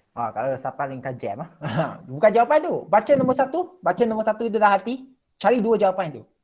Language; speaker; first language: Malay; non-native, local second language; Chinese